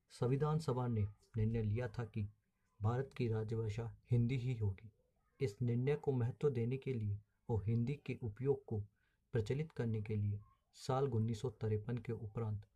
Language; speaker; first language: Hindi; native; Hindi